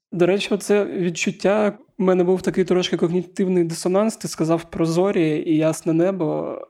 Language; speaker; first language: Ukrainian; native; Ukrainian